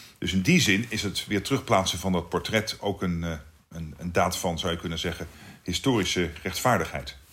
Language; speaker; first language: Dutch; native; Dutch